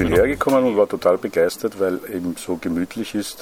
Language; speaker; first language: German; non-native, fluent; Persian